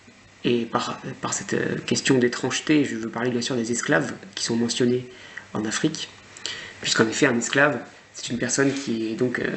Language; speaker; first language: French; native; French